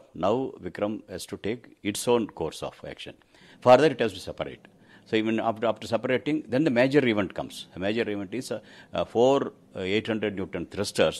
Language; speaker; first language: English; non-native, local second language; Tamil